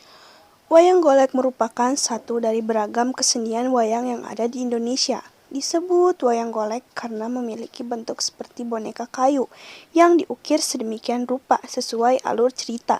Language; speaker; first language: Indonesian; native; Indonesian